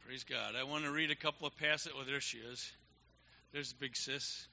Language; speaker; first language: English; native; English